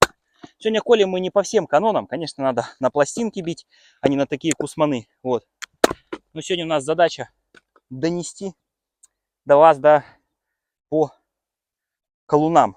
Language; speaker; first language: Russian; native; Russian